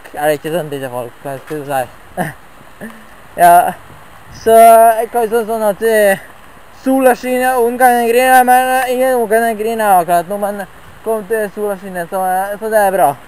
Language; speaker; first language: Swedish; non-native, learner; Norwegian